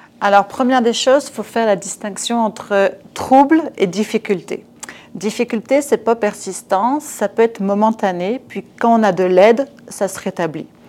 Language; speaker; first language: French; native; French